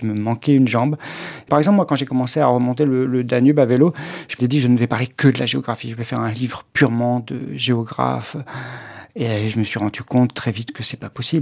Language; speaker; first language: French; native; French